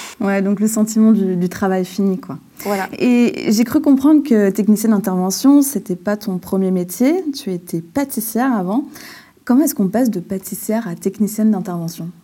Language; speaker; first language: French; native; French